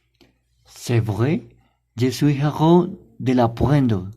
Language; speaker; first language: French; non-native, learner; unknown